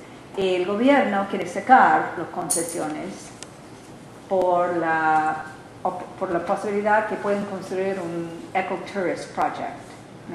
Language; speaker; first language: Spanish; non-native, learner; English